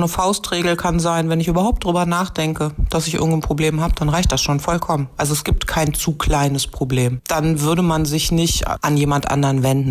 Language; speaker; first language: German; native; German